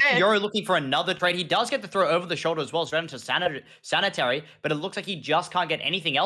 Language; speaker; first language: English; native; English